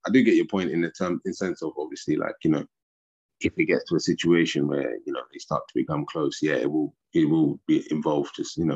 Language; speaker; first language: English; native; English